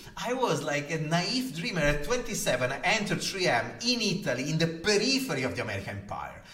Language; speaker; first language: English; non-native, fluent; Italian